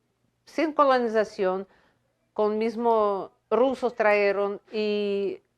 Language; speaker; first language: Spanish; non-native, fluent; Russian